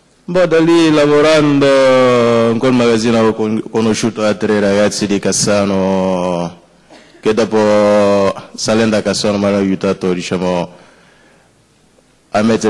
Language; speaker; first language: Italian; non-native, fluent; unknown